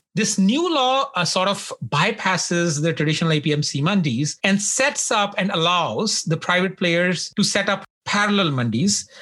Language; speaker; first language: English; non-native, local second language; Punjabi